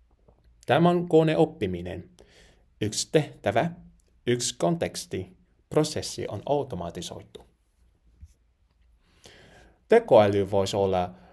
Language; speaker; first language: Finnish; non-native, learner; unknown